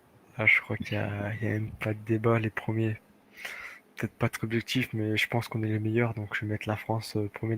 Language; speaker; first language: French; native; French